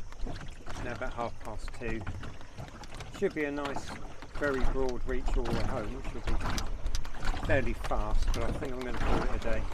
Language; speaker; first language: English; native; English